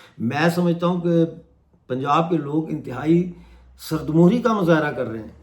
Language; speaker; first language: Urdu; non-native, local second language; Punjabi